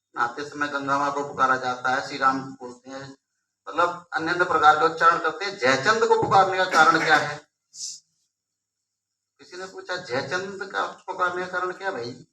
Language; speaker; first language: Hindi; non-native, local second language; Punjabi